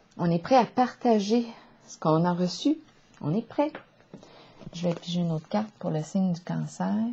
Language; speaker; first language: French; native; French